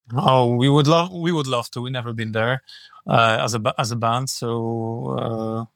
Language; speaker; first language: English; non-native, learner; Polish